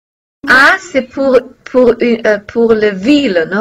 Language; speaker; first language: French; non-native, learner; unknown